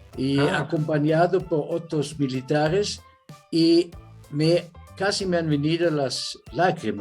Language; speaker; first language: Spanish; non-native, fluent; German